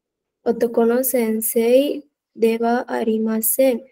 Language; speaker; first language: Japanese; non-native, learner; Sinhala